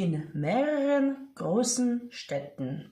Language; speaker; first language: German; non-native, fluent; Ukrainian